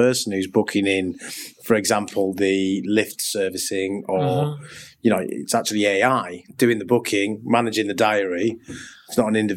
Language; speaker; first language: English; native; English